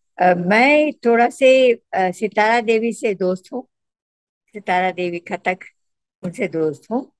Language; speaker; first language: Hindi; non-native, local second language; Tamil